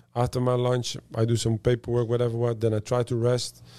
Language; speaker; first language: English; non-native, fluent; Dutch